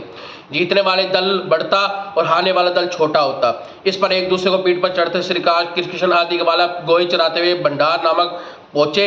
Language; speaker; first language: Hindi; native; Hindi